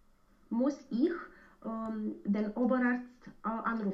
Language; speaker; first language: German; non-native, learner; Romanian